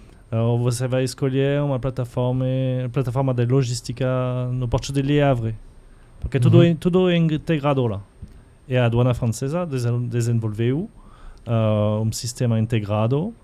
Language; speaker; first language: Portuguese; non-native, fluent; French